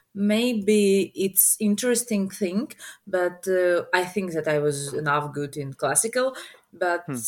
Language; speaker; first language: English; non-native, learner; Latvian